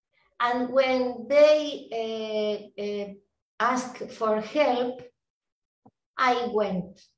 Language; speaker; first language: English; non-native, learner; Spanish